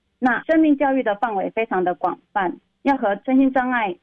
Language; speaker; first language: Chinese; native; Chinese